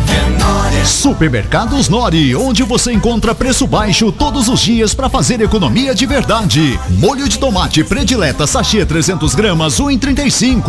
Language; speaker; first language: Portuguese; native; Portuguese